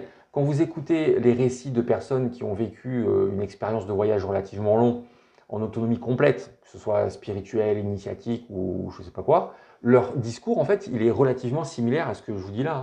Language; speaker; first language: French; native; French